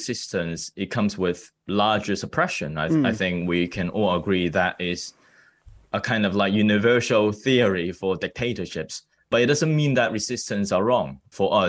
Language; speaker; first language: English; non-native, local second language; Cantonese